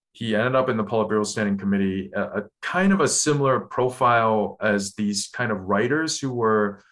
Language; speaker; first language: English; non-native, local second language; Cantonese